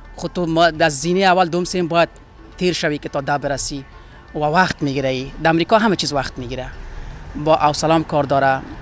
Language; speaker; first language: Persian; native; Persian